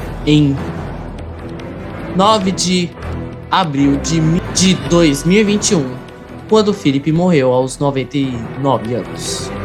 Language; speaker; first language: Portuguese; native; Portuguese